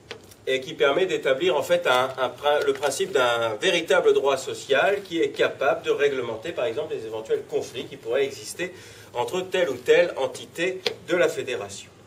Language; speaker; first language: French; native; French